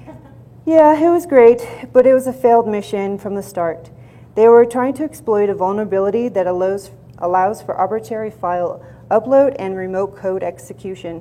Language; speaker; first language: English; native; English